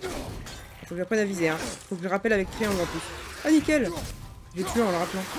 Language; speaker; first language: French; native; French